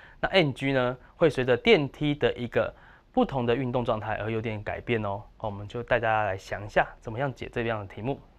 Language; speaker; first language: Chinese; native; Chinese